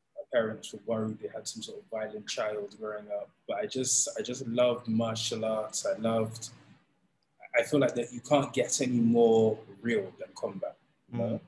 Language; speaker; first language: English; native; English